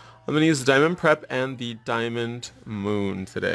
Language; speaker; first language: English; early bilingual, other home language; Spanish